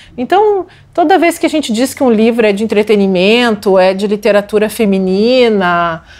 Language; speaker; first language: Portuguese; native; Portuguese